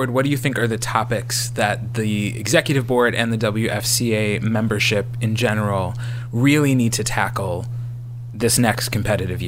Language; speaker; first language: English; native; English